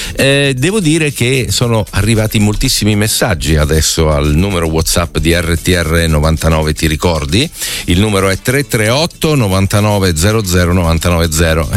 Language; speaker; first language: Italian; native; Italian